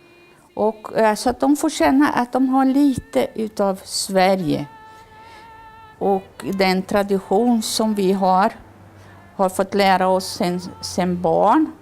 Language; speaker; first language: Swedish; early bilingual, heritage; Swedish